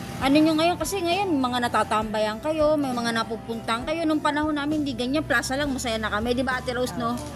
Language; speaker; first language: Filipino; native; Filipino